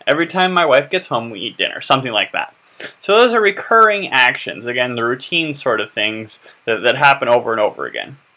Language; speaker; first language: English; native; English